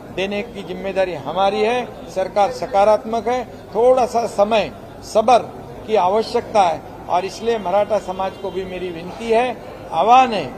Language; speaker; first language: Hindi; non-native, local second language; Marathi